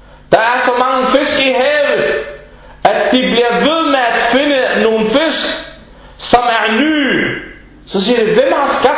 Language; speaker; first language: Danish; non-native, fluent; Arabic